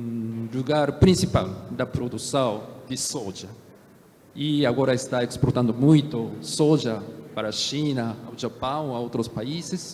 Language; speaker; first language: Portuguese; non-native, fluent; Japanese